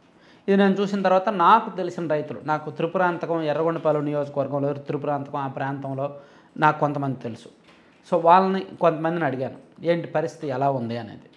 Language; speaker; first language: Telugu; native; Telugu